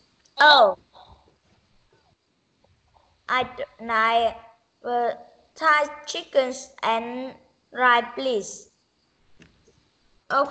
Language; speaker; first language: English; non-native, learner; Vietnamese